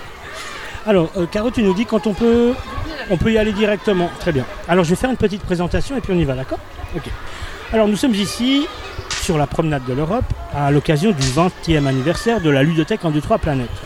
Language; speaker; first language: French; native; French